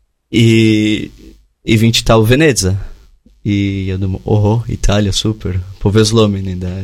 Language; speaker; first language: Ukrainian; non-native, learner; Portuguese